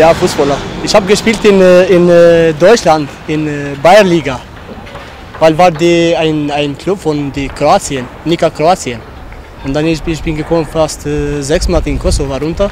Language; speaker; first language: German; non-native, learner; Albanian